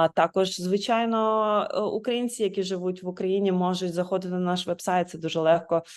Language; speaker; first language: Ukrainian; native; Ukrainian